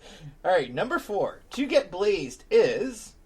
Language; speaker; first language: English; native; English